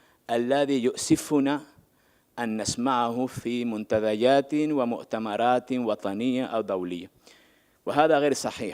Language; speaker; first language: Arabic; native; Arabic